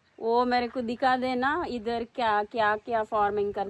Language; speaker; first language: Hindi; non-native, local second language; Telugu